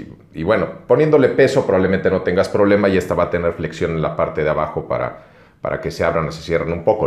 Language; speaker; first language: Spanish; native; Spanish